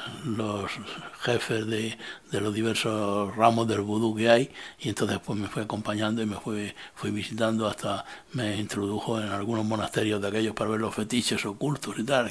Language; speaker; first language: Spanish; native; Spanish